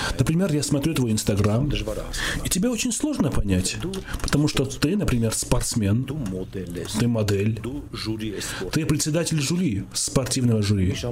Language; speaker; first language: Russian; non-native, local second language; Armenian